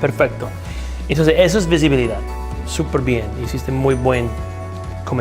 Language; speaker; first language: Spanish; non-native, fluent; English